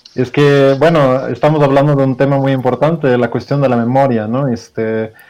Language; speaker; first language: Spanish; non-native, fluent; Dutch